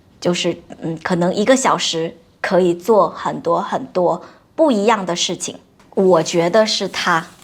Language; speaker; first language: Chinese; non-native, local second language; Hakka Chinese